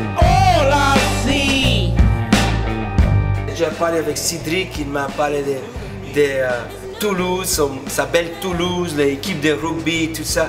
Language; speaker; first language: French; non-native, fluent; English